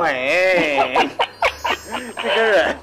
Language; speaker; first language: Chinese; native; Chinese